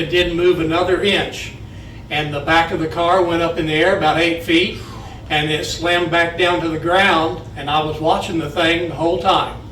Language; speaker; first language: English; native; English